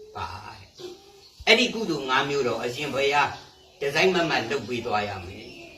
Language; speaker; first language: Burmese; native; Burmese